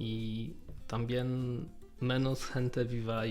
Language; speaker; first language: Spanish; non-native, learner; Polish